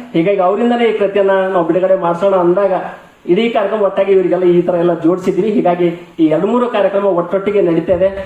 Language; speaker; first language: Kannada; native; Kannada